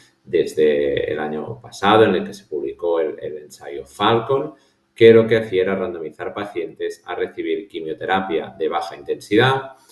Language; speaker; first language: Spanish; native; Spanish